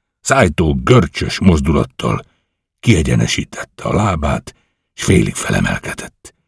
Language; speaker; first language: Hungarian; native; Hungarian